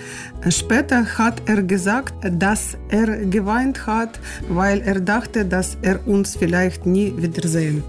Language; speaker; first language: German; non-native, learner; Ukrainian